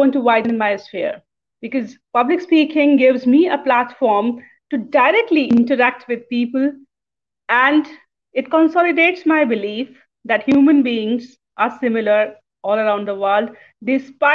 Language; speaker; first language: English; non-native, local second language; Hindi